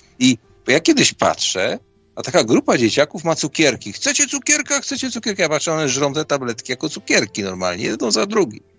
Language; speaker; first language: Polish; native; Polish